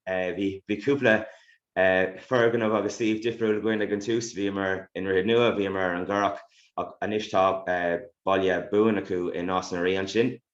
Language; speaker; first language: Irish; non-native, local second language; English